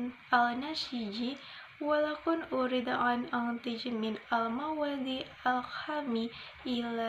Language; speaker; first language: Arabic; non-native, learner; Indonesian